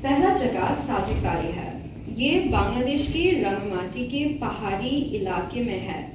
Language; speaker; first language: Hindi; non-native, learner; Bangla